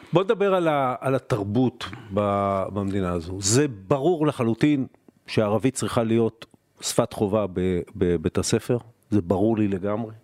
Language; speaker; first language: Hebrew; native; Hebrew